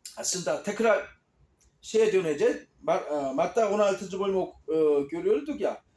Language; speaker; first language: Turkish; non-native, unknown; Korean